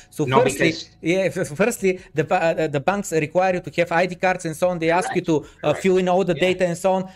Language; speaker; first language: English; non-native, fluent; Bulgarian